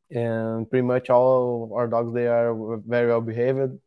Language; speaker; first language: English; non-native, learner; Portuguese